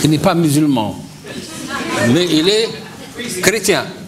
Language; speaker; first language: French; non-native, local second language; Arabic